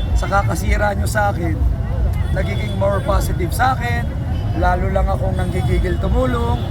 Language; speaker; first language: Filipino; native; Filipino